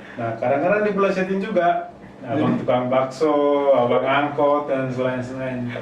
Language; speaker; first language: Indonesian; native; Indonesian